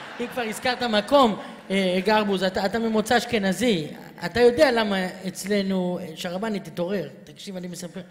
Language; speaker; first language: Hebrew; native; Hebrew